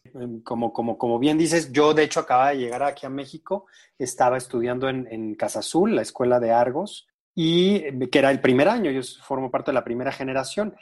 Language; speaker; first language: Spanish; native; Spanish